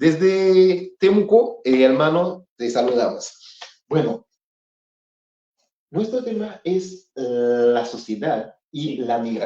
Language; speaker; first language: Spanish; non-native, fluent; Haitian Creole